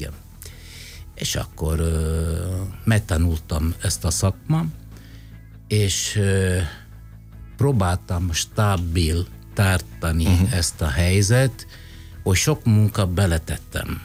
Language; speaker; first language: Hungarian; non-native, fluent; Italian